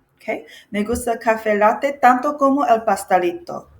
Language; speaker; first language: Spanish; non-native, fluent; English